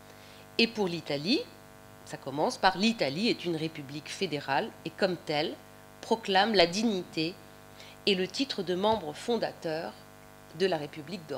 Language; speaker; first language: French; native; French